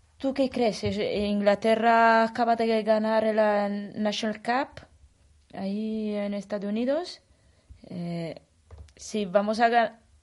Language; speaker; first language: Spanish; non-native, fluent; Italian